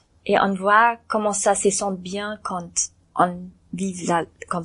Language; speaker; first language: French; non-native, learner; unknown